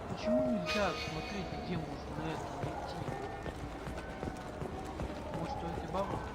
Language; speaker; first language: Russian; native; Russian